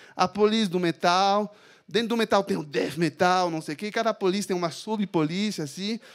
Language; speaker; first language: Portuguese; non-native, fluent; French